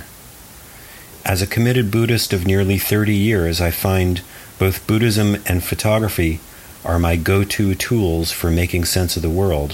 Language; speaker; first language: English; native; English